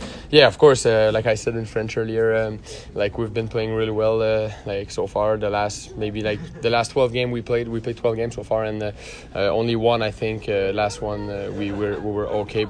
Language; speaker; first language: English; non-native, fluent; French